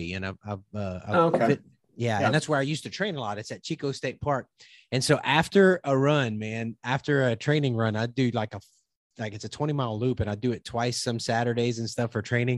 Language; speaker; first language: English; native; English